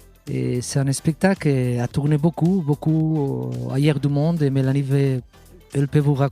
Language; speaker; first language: French; non-native, fluent; Catalan